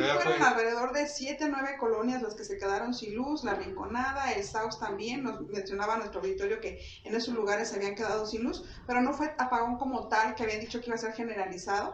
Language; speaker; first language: Spanish; native; Spanish